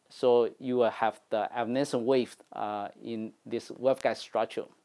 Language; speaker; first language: English; non-native, fluent; Chinese